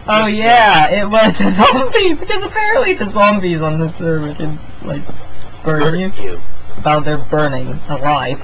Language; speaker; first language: English; native; English